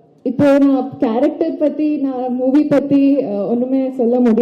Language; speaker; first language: Tamil; non-native, learner; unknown